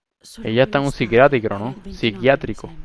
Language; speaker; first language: Italian; non-native, learner; Spanish